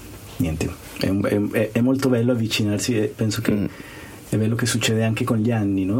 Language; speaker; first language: Italian; non-native, fluent; Spanish